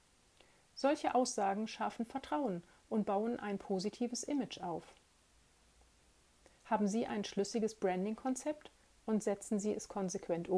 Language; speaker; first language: German; native; German